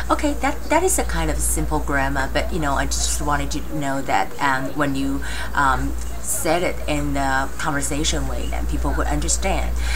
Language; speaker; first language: English; non-native, fluent; Chinese